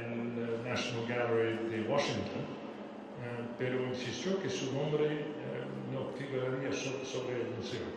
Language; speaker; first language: Spanish; non-native, fluent; French